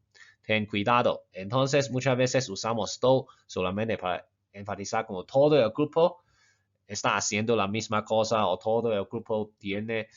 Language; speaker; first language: Spanish; non-native, fluent; Chinese